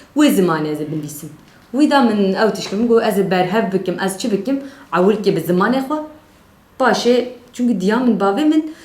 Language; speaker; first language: Kurdish; native; Kurdish